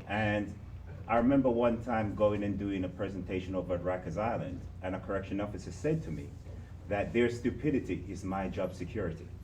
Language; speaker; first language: English; native; English